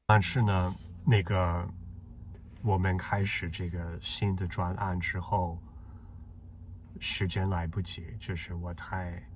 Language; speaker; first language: Chinese; non-native, fluent; English